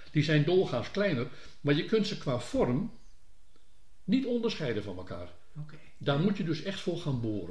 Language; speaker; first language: Dutch; native; Dutch